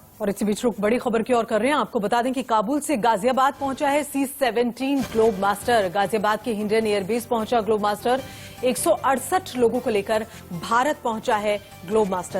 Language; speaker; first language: Hindi; native; Hindi